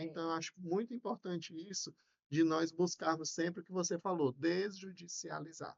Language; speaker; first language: Portuguese; native; Portuguese